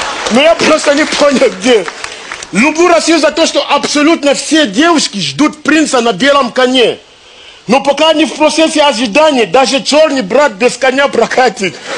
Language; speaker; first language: Russian; non-native, fluent; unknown